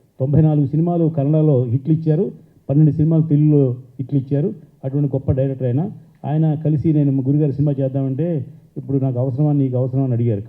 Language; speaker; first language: Telugu; native; Telugu